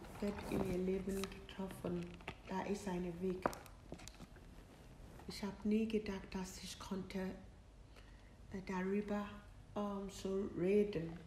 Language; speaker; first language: German; non-native, learner; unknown